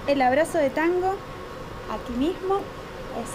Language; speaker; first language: Spanish; native; Spanish